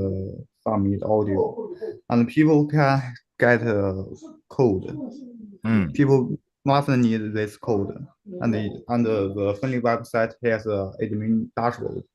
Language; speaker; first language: English; non-native, learner; Chinese